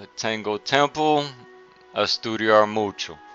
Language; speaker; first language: Spanish; non-native, learner; English